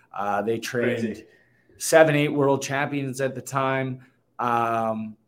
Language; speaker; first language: English; native; English